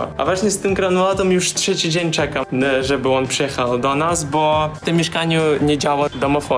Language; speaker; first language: Polish; non-native, learner; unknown